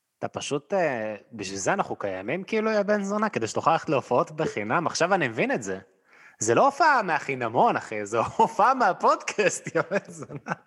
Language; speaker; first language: Hebrew; native; Hebrew